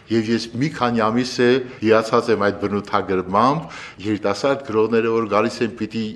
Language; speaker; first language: Armenian; native; Armenian